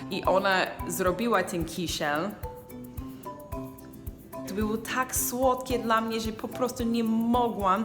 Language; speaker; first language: Polish; non-native, learner; English